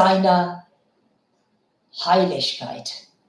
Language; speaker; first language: German; non-native, fluent; Bangla